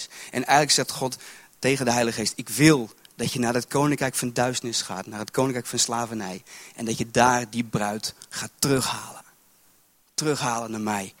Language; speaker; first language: Dutch; native; Dutch